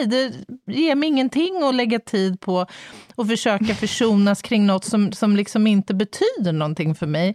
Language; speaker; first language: Swedish; native; Swedish